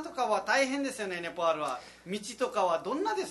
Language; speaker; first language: Japanese; non-native, fluent; Nepali